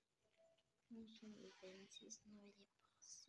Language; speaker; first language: French; non-native, local second language; Lingala